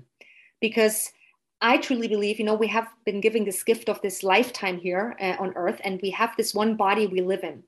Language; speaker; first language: English; non-native, fluent; German